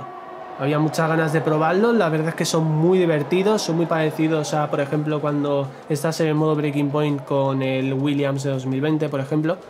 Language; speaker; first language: Spanish; native; Spanish